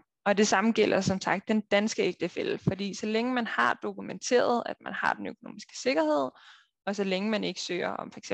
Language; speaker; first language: Danish; native; Danish